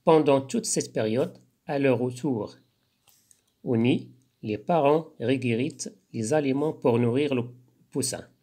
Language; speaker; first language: French; non-native, local second language; Arabic